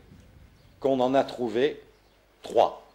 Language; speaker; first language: French; native; French